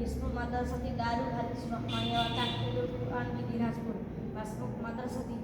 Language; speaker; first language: Arabic; non-native, learner; Bangla